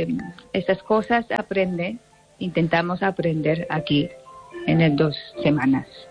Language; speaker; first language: Spanish; non-native, learner; Japanese